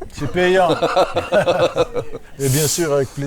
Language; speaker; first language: French; non-native, local second language; Arabic